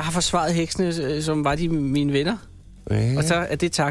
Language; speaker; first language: Danish; native; Danish